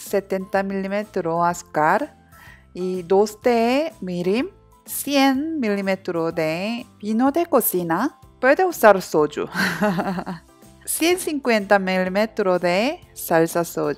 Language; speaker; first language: Spanish; non-native, learner; Korean